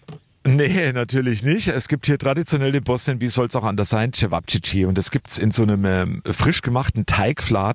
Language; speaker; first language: German; native; German